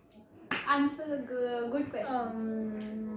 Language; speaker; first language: English; non-native, local second language; Hindi